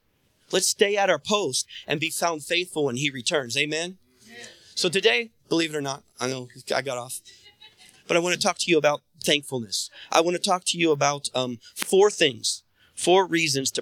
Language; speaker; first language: English; native; English